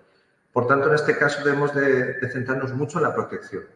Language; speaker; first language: Spanish; native; Spanish